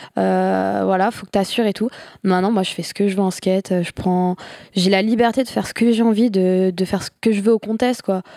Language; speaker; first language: French; native; French